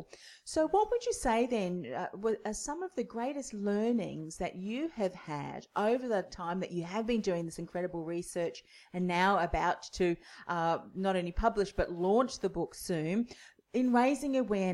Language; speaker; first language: English; native; English